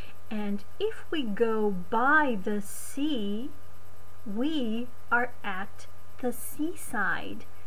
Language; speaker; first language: English; non-native, fluent; Macedonian